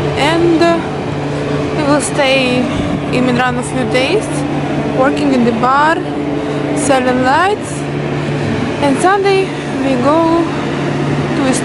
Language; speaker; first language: English; non-native, learner; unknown